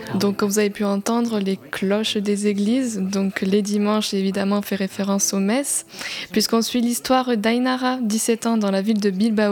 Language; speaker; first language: French; native; French